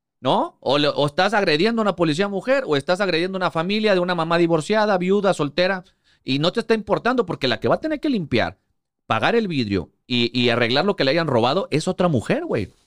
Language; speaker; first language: Spanish; native; Spanish